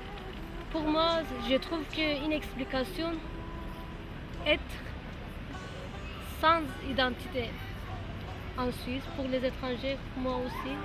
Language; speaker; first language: French; non-native, learner; Kurdish